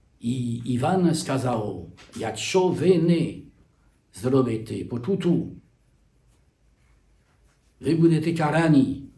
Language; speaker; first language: Polish; non-native, learner; French